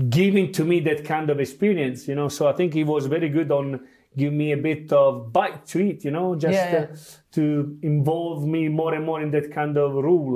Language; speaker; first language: English; non-native, fluent; Italian